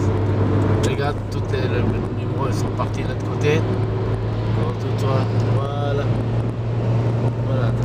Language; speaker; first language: French; non-native, fluent; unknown